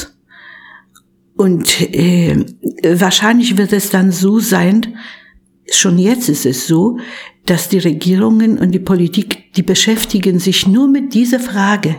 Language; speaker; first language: German; non-native, fluent; Polish